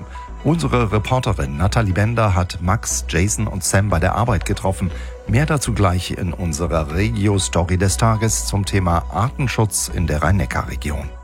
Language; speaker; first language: German; native; German